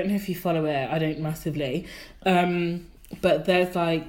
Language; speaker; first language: English; native; English